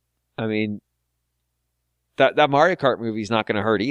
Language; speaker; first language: English; native; English